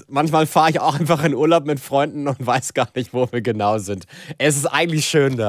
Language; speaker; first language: German; native; German